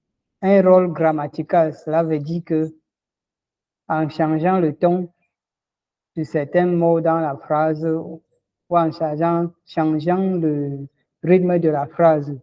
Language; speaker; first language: French; non-native, local second language; Ghomala